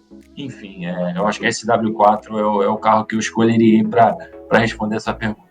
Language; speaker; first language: Portuguese; native; Portuguese